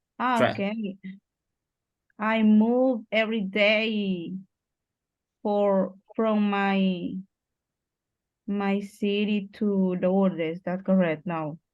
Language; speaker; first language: English; non-native, learner; Spanish